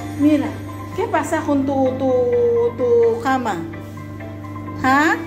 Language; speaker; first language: Spanish; non-native, learner; Filipino